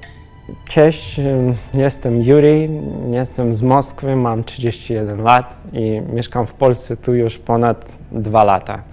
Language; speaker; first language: Polish; non-native, learner; Russian